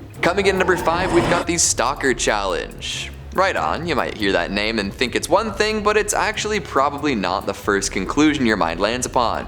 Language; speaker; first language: English; native; English